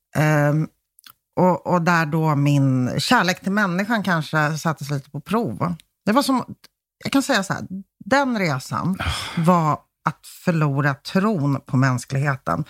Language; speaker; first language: Swedish; early bilingual, other home language; Polish